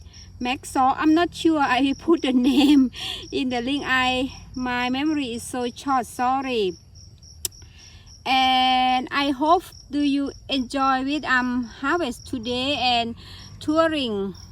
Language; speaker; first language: English; non-native, learner; Thai